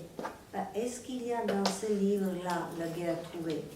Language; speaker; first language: French; non-native, fluent; Serbian